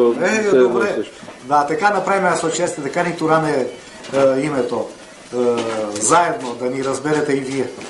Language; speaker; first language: Bulgarian; early bilingual, heritage; Bulgarian